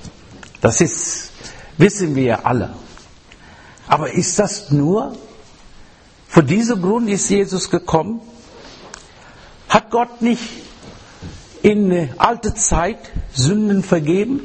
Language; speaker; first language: German; non-native, fluent; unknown